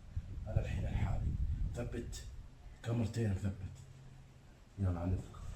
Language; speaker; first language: Arabic; native; Arabic